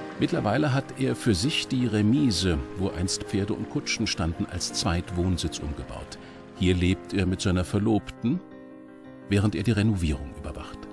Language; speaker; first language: German; native; German